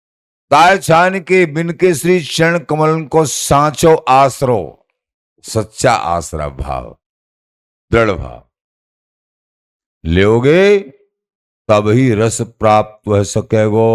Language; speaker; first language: Hindi; native; Hindi